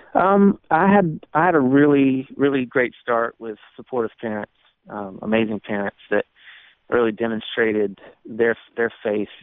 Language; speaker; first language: English; native; English